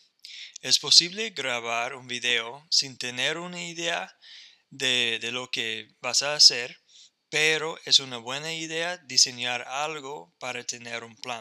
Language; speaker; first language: Spanish; non-native, fluent; English